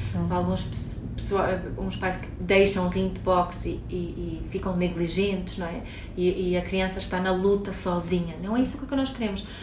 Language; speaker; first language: Portuguese; non-native, fluent; Swedish